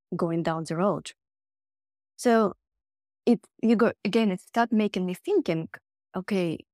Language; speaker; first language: English; non-native, fluent; Russian